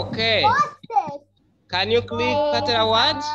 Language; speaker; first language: English; non-native, fluent; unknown